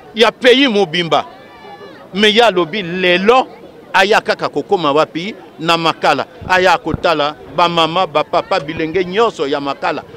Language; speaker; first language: Lingala; native; Lingala